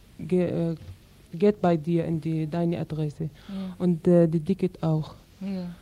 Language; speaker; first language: German; non-native, learner; Arabic